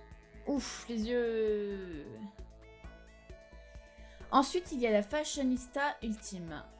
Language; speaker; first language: French; native; French